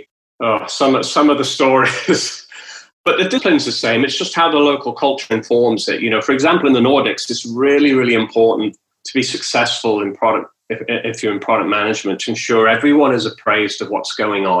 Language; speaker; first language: English; native; English